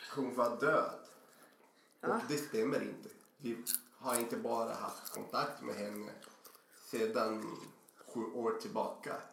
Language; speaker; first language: Swedish; non-native, fluent; Portuguese